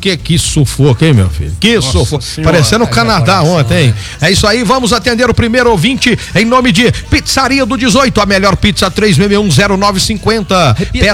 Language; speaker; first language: Portuguese; native; Portuguese